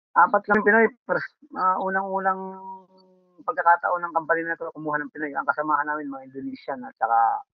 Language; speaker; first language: Filipino; native; Filipino